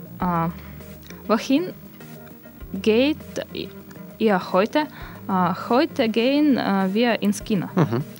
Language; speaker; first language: German; non-native, learner; Russian